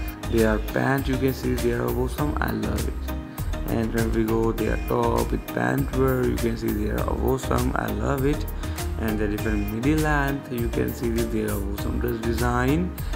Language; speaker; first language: English; non-native, learner; Urdu